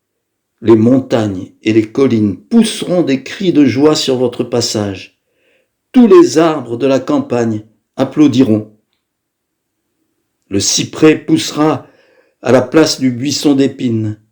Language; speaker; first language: French; native; French